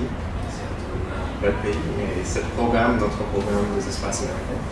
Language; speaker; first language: French; non-native, learner; English